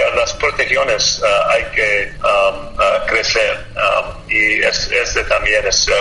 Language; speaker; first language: Spanish; non-native, learner; English